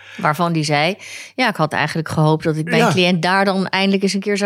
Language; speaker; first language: Dutch; native; Dutch